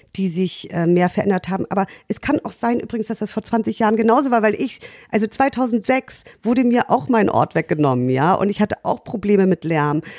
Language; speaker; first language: German; native; German